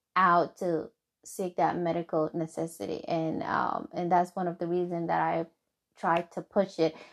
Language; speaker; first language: English; non-native, fluent; Somali